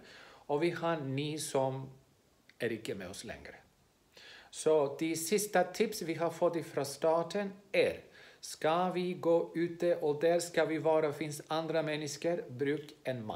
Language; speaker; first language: Swedish; non-native, fluent; Greek